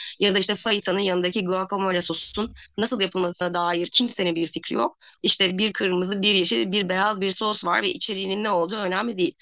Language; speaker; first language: Turkish; native; Turkish